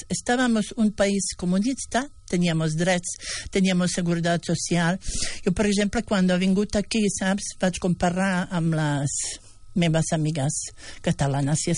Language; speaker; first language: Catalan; non-native, fluent; Bosnian